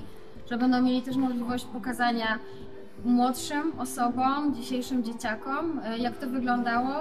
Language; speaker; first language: Polish; native; Polish